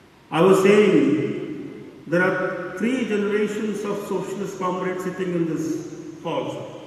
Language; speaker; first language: English; non-native, local second language; Malayalam